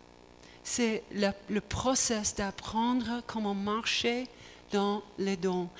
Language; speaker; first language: French; non-native, learner; English